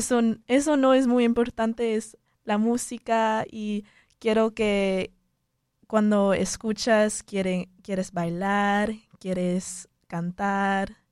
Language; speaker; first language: Spanish; early bilingual, heritage; Spanish